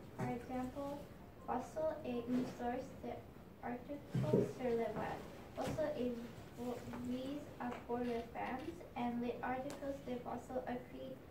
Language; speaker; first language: French; non-native, learner; English